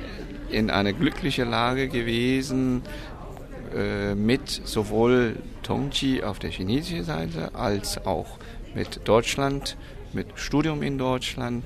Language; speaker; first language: German; non-native, fluent; Chinese